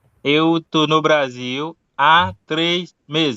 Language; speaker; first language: Portuguese; non-native, fluent; Haitian Creole